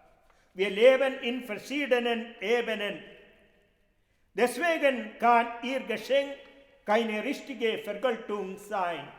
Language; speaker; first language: German; non-native, fluent; Malayalam